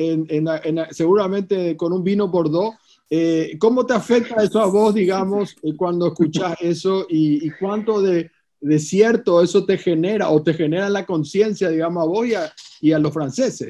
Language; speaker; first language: Spanish; native; Spanish